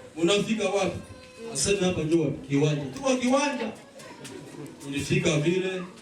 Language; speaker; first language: Swahili; native; Swahili